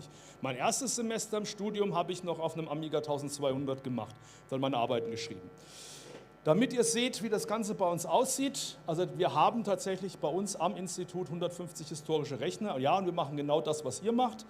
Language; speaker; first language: German; native; German